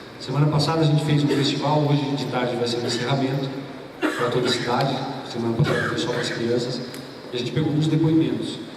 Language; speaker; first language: Portuguese; native; Portuguese